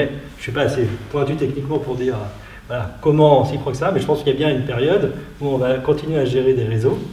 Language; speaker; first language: French; native; French